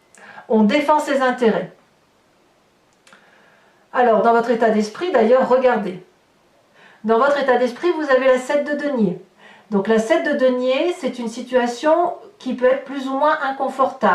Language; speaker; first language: French; native; French